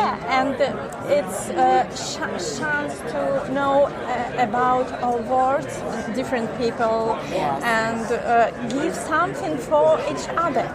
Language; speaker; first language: English; non-native, learner; Russian